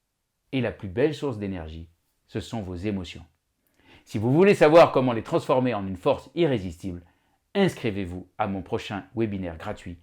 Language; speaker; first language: French; native; French